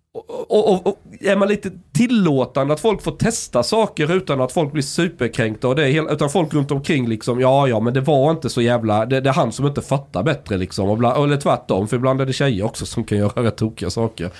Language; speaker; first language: Swedish; native; Swedish